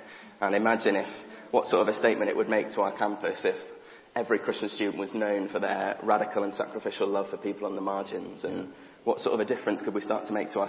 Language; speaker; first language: English; native; English